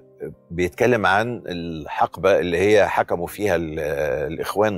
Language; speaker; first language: Arabic; native; Arabic